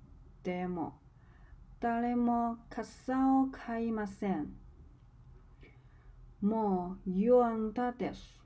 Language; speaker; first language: Japanese; non-native, learner; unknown